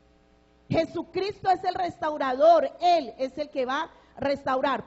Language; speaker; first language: Spanish; native; Spanish